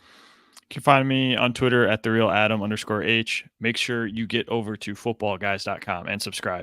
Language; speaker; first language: English; native; English